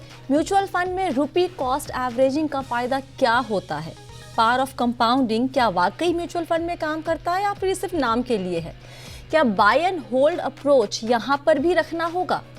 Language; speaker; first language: Hindi; native; Hindi